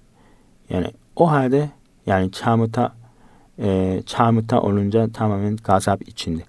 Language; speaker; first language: Turkish; non-native, fluent; Korean